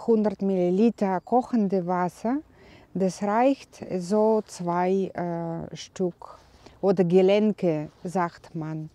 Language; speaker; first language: German; non-native, learner; Russian